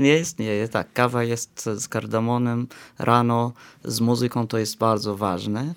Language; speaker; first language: Polish; non-native, fluent; Arabic